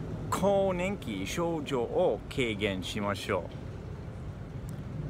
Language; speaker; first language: Japanese; non-native, learner; English